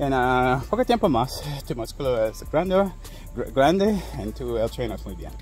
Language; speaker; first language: Spanish; non-native, learner; English